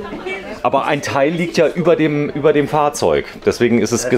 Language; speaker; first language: German; native; German